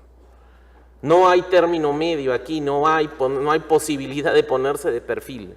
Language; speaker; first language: Spanish; native; Spanish